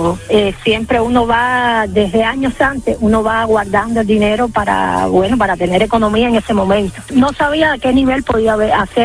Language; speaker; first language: Spanish; native; Spanish